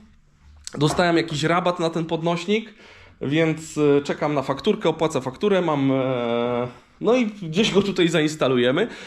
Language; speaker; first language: Polish; native; Polish